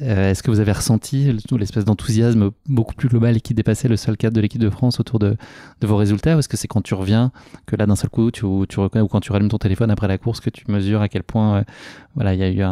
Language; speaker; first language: French; native; French